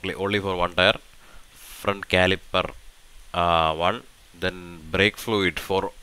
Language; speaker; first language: English; non-native, local second language; Malayalam